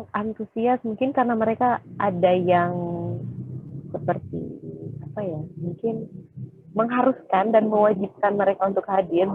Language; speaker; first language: Indonesian; native; Indonesian